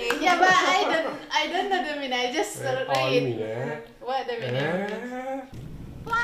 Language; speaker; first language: English; non-native, learner; Indonesian